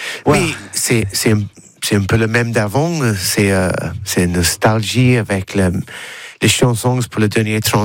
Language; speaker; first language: French; non-native, learner; English